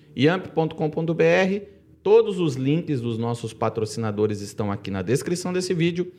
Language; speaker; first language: Portuguese; native; Portuguese